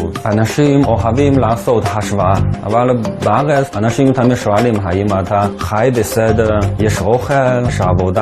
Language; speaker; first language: Hebrew; non-native, fluent; Chinese